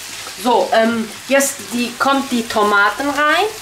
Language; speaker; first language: German; non-native, local second language; Kurdish